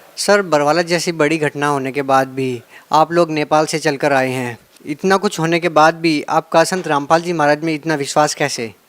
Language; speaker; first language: Hindi; native; Hindi